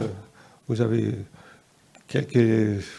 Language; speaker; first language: French; non-native, fluent; German